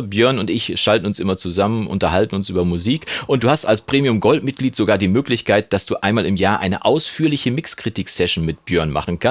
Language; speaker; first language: German; native; German